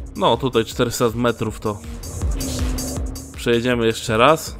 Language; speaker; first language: Polish; native; Polish